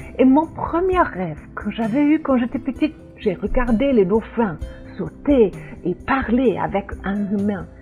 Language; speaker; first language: French; non-native, learner; German